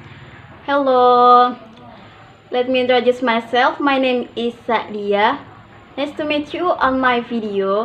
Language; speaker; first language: English; non-native, learner; Indonesian